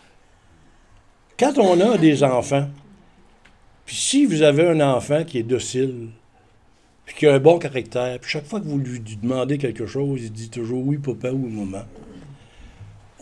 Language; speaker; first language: French; native; French